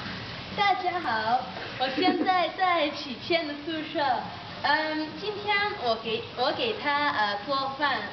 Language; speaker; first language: Chinese; non-native, learner; Dutch